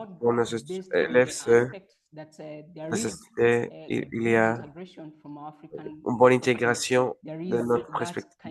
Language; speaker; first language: French; non-native, learner; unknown